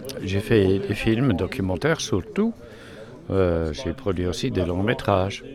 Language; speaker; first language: French; non-native, fluent; English